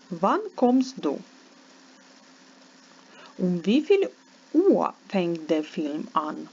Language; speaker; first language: German; non-native, fluent; Ukrainian